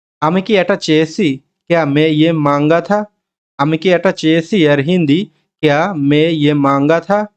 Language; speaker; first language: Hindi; non-native, fluent; Bangla